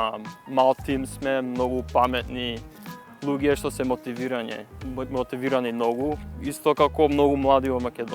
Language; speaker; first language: Macedonian; early bilingual, heritage; Macedonian